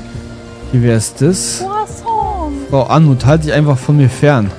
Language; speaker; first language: German; native; German